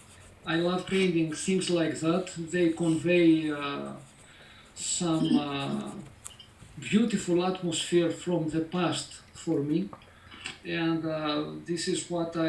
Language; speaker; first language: English; non-native, fluent; Greek